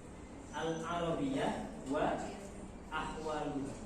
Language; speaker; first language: Arabic; non-native, fluent; Indonesian